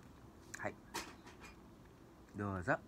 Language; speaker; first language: Japanese; non-native, learner; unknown